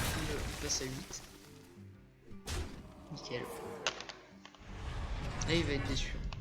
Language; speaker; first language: French; native; French